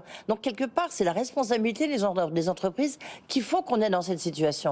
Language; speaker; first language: French; native; French